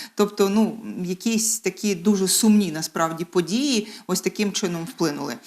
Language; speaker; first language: Ukrainian; native; Ukrainian